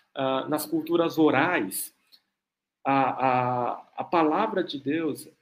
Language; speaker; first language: Portuguese; non-native, fluent; Korean